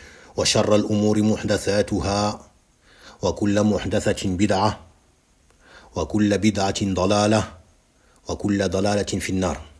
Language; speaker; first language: Arabic; non-native, fluent; French